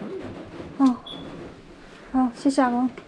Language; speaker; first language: Chinese; non-native, learner; Indonesian